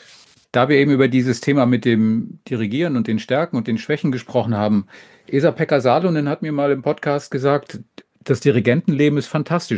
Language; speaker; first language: German; native; German